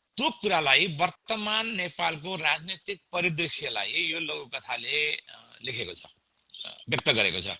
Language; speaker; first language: Nepali; native; Nepali